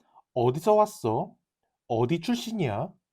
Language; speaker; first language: Korean; native; Korean